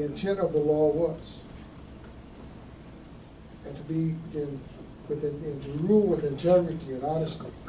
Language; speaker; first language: English; native; English